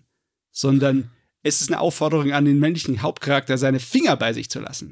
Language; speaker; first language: German; native; German